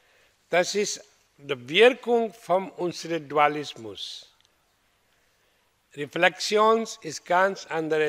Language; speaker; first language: German; non-native, learner; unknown